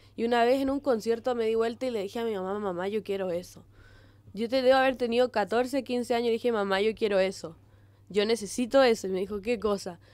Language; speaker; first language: Spanish; native; Spanish